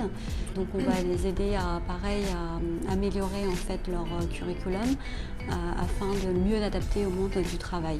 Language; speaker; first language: French; early bilingual, other home language; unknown